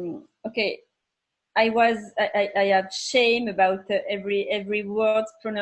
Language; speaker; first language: English; non-native, learner; French